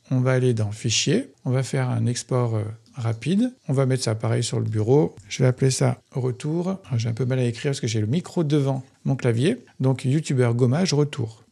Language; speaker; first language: French; native; French